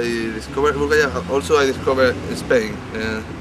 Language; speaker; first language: English; non-native, learner; Spanish